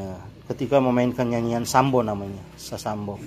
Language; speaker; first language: Indonesian; native; Indonesian